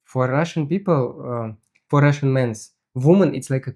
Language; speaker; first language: English; non-native, learner; Russian